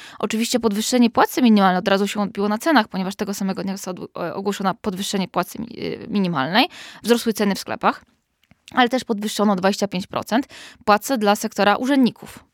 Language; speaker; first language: Polish; native; Polish